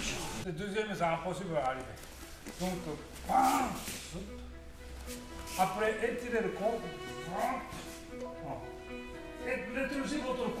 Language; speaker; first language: French; non-native, learner; Japanese